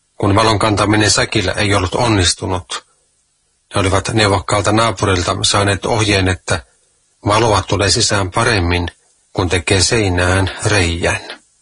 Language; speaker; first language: Finnish; native; Finnish